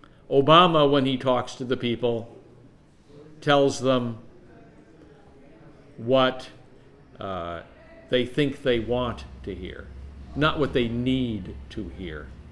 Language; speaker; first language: English; native; English